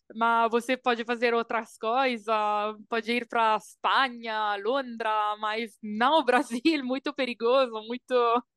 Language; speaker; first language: Portuguese; non-native, fluent; Italian